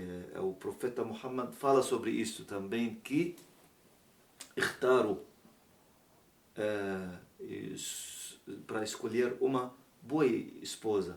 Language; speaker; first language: Portuguese; non-native, learner; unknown